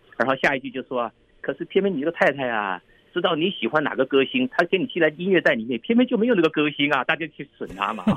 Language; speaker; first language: Chinese; native; Chinese